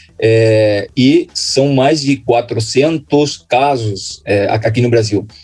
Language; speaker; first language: Portuguese; non-native, fluent; Spanish